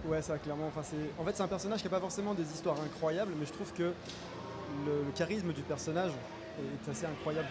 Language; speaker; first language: French; native; French